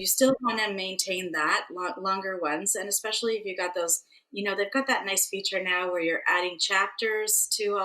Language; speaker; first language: English; native; English